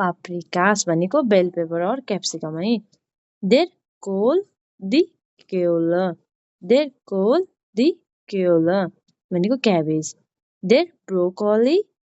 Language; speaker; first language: German; non-native, learner; Nepali